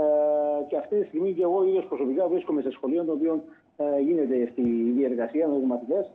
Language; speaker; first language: Greek; native; Greek